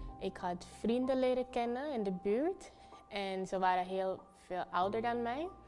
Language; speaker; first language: Dutch; non-native, local second language; Papiamento